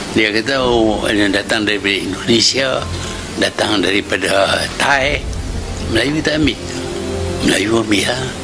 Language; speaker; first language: Malay; native; Malay